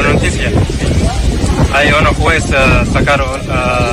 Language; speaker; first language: Spanish; non-native, learner; Arabic